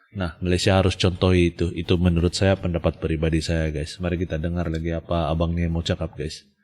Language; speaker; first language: Malay; native; Malay